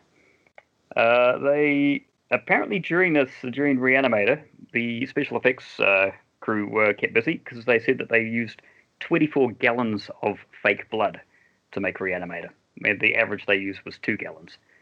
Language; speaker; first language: English; native; English